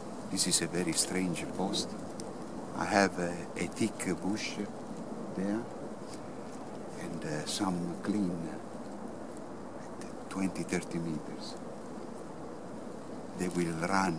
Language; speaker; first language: English; non-native, fluent; Italian